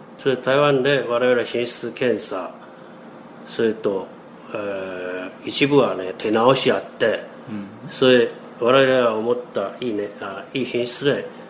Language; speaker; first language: Japanese; non-native, fluent; Chinese